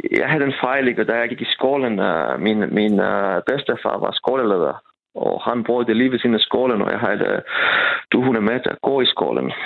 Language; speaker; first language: Danish; non-native, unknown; Estonian